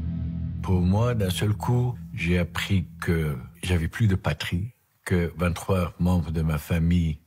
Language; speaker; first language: French; non-native, fluent; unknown